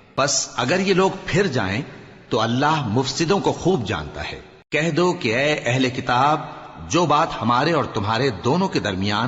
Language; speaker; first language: Urdu; native; Urdu